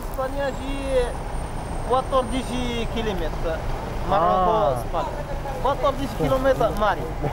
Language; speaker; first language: Italian; non-native, learner; Arabic